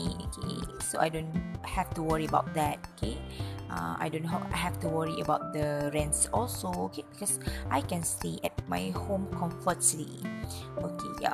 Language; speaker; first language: English; non-native, learner; Malay